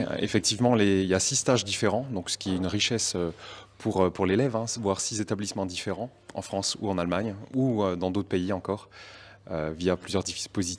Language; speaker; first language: French; native; French